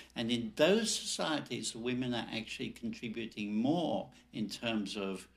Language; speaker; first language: English; native; English